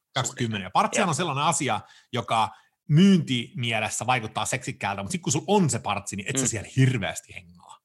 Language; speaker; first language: Finnish; early bilingual, heritage; Finnish